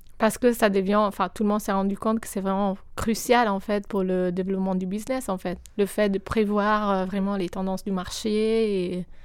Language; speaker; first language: French; non-native, fluent; Italian